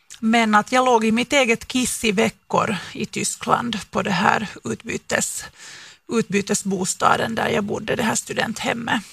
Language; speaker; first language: Swedish; native; Swedish